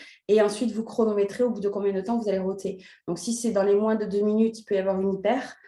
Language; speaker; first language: French; native; French